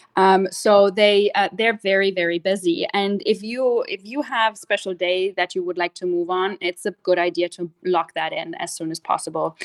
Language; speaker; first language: English; non-native, fluent; German